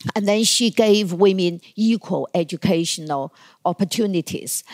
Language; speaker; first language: English; non-native, fluent; Chinese